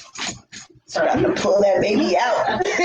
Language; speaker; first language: English; native; English